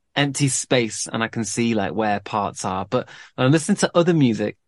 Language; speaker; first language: English; native; English